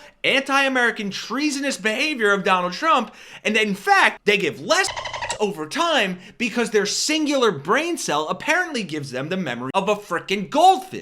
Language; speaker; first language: English; native; English